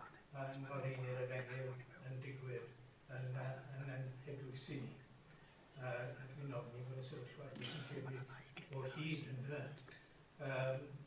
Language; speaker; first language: Welsh; native; Welsh